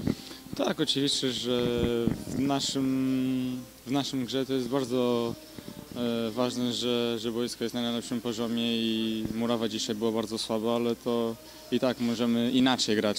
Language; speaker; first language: Polish; early bilingual, heritage; Polish